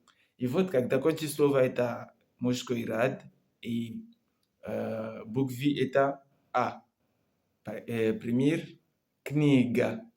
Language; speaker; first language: Russian; non-native, learner; Comorian